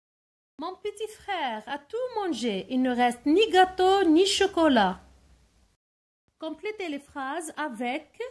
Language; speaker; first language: French; non-native, local second language; Arabic